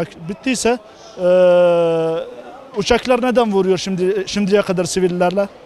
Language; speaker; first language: Turkish; non-native, learner; Arabic